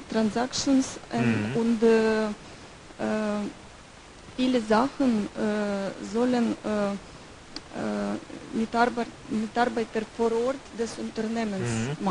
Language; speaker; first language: German; non-native, learner; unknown